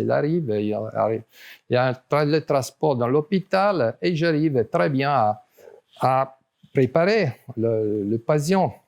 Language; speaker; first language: French; non-native, learner; Italian